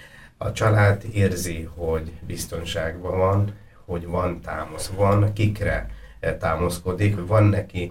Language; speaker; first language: Hungarian; non-native, fluent; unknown